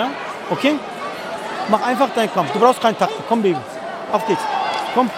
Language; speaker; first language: German; non-native, fluent; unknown